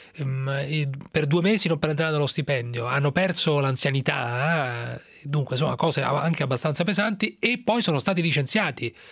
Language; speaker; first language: Italian; native; Italian